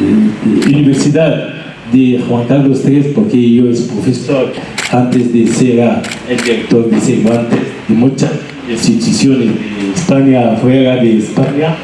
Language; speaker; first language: Spanish; non-native, learner; Arabic